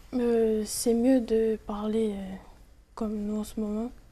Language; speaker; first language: French; non-native, local second language; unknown